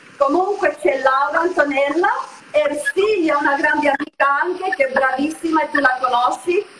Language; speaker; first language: Italian; early bilingual, heritage; Italian